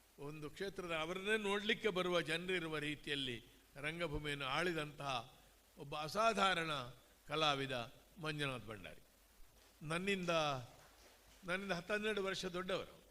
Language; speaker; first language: Kannada; native; Kannada